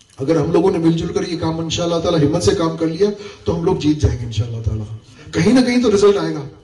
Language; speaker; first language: Urdu; non-native, local second language; Memoni